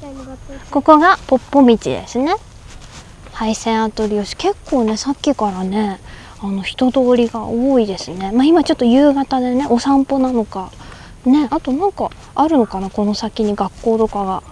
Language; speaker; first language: Japanese; native; Japanese